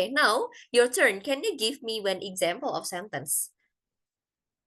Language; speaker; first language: English; non-native, fluent; Indonesian